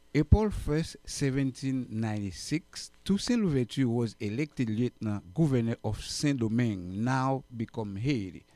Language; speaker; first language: English; non-native, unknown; Haitian Creole